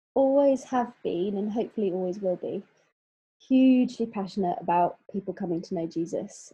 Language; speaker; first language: English; native; English